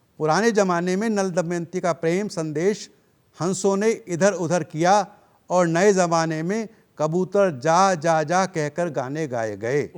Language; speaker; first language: Hindi; native; Hindi